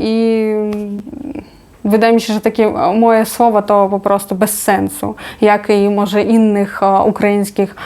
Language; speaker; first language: Polish; non-native, fluent; Ukrainian